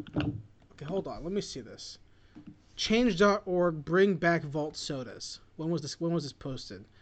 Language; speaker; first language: English; early bilingual, other home language; Filipino